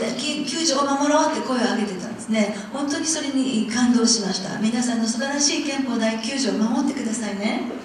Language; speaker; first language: Japanese; non-native, fluent; English